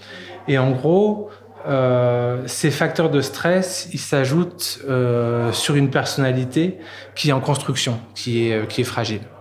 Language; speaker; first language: French; native; French